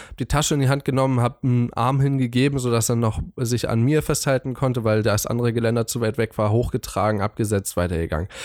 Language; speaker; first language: German; native; German